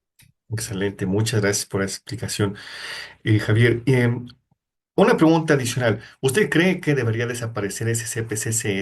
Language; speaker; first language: Spanish; native; Spanish